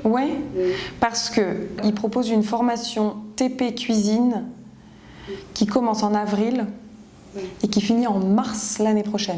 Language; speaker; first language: French; native; French